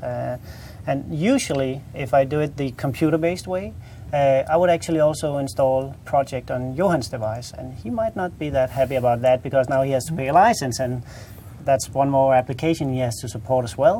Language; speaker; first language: English; non-native, fluent; Danish